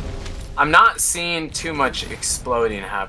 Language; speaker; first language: English; native; English